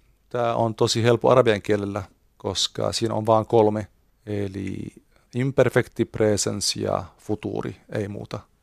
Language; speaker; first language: Finnish; non-native, fluent; Arabic